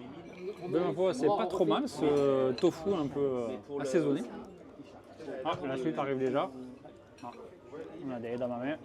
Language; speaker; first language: French; native; French